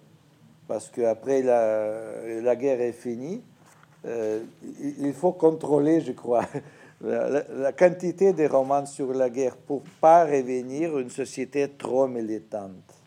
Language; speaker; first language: French; non-native, fluent; Russian